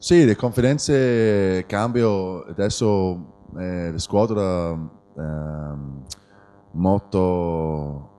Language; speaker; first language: Italian; non-native, learner; English